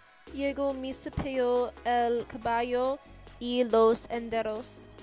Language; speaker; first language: Spanish; non-native, learner; English